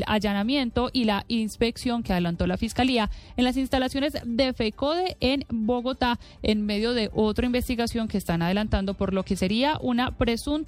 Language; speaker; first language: Spanish; native; Spanish